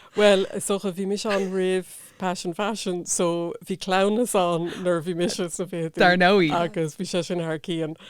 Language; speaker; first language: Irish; non-native, local second language; English